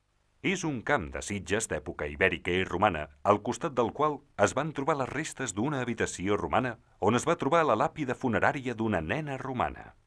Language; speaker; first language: Catalan; native; Catalan